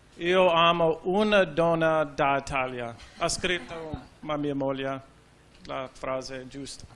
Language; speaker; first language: Italian; non-native, learner; English